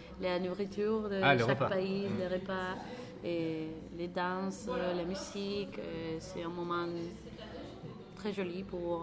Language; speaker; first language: French; non-native, learner; Spanish